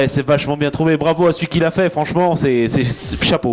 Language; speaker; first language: French; native; French